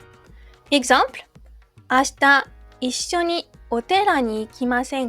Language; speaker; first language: Japanese; non-native, fluent; French